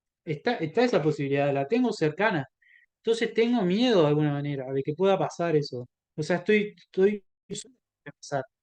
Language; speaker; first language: Spanish; native; Spanish